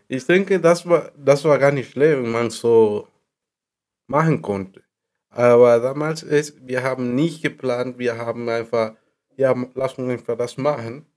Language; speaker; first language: German; non-native, learner; Spanish